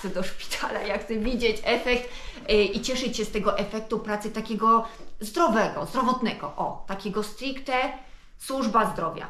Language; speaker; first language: Polish; native; Polish